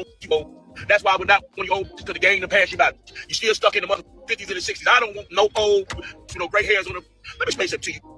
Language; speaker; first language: English; native; English